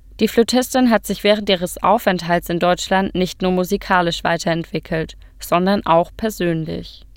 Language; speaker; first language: German; native; German